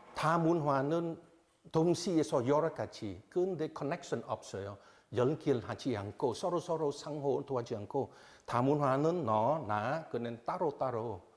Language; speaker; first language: Korean; non-native, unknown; Vietnamese